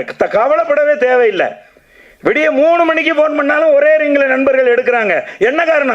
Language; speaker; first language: Tamil; native; Tamil